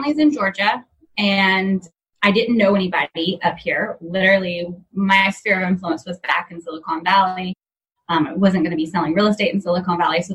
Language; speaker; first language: English; native; English